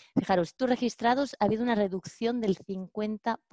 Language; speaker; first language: Spanish; native; Spanish